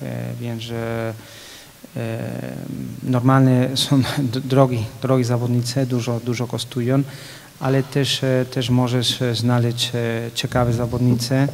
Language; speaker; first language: Polish; non-native, fluent; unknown